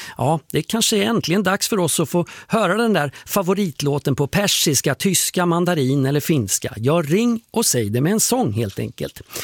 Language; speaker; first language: Swedish; native; Swedish